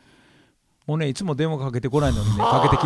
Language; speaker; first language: Japanese; native; Japanese